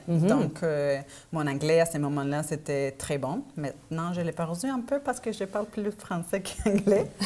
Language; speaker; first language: French; non-native, fluent; Spanish